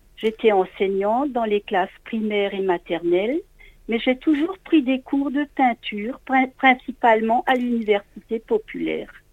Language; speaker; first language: French; non-native, local second language; Swiss German